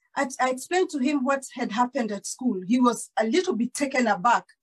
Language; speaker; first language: English; non-native, local second language; Kikuyu